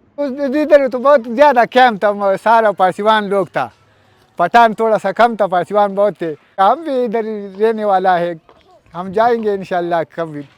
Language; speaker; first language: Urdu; early bilingual, other home language; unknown